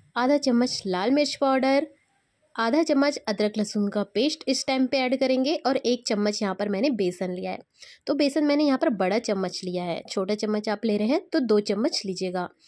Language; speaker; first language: Hindi; native; Hindi